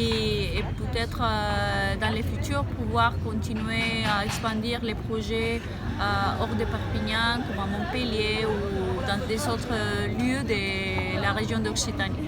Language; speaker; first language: French; non-native, fluent; Spanish